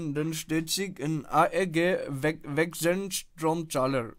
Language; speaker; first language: German; non-native, fluent; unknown